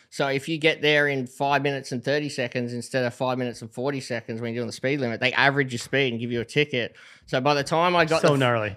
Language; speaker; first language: English; native; English